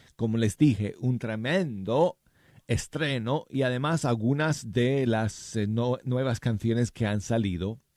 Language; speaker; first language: Spanish; non-native, fluent; English